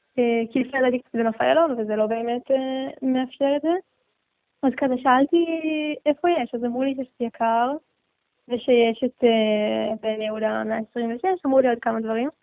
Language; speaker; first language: Hebrew; native; Hebrew